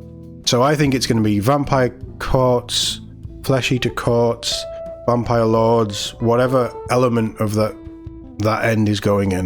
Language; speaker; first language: English; native; English